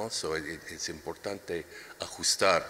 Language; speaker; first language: Spanish; non-native, learner; English